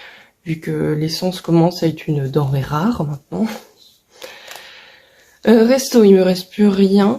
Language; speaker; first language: French; native; French